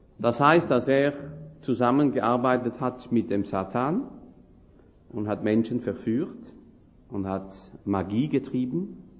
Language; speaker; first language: German; non-native, fluent; French